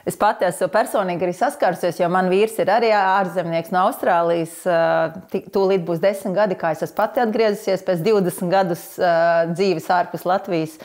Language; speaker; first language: Latvian; native; Latvian